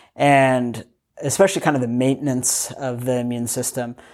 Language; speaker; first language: English; native; English